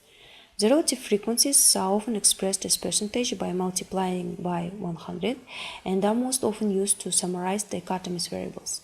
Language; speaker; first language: English; non-native, fluent; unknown